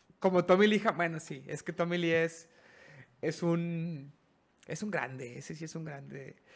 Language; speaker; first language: Spanish; native; Spanish